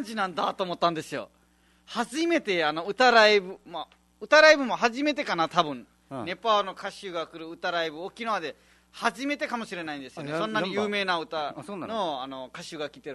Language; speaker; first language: Japanese; non-native, fluent; Nepali